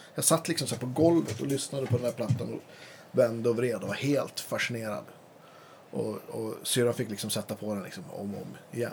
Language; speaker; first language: Swedish; native; Swedish